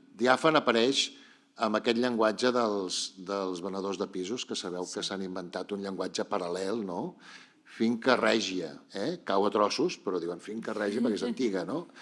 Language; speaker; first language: Catalan; native; Catalan